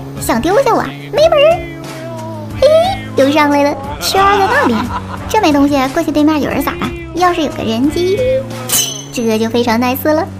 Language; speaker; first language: Chinese; native; Chinese